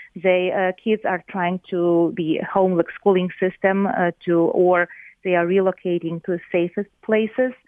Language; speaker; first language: English; non-native, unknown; Ukrainian